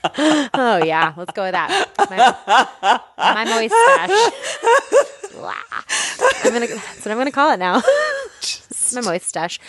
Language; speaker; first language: English; native; English